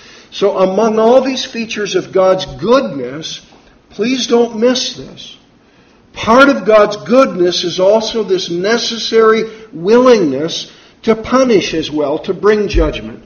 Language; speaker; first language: English; native; English